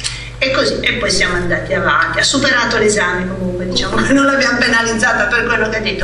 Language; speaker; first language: Italian; native; Italian